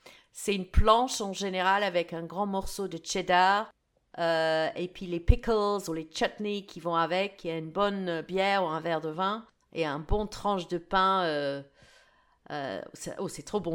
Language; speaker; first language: French; non-native, fluent; English